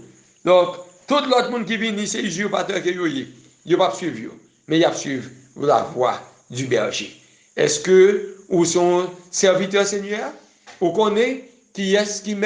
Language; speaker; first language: French; non-native, local second language; Haitian Creole